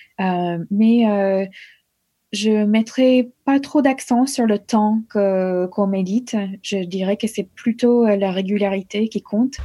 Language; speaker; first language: French; non-native, fluent; English